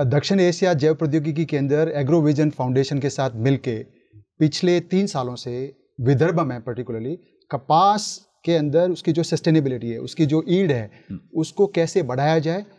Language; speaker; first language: Hindi; native; Hindi